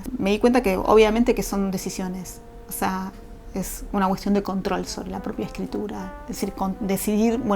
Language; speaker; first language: Spanish; native; Spanish